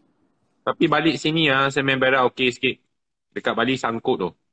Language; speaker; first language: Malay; non-native, local second language; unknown